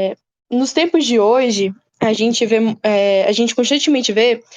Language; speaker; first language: Portuguese; native; Portuguese